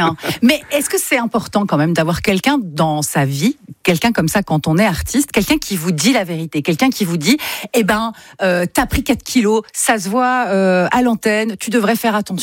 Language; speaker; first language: French; native; French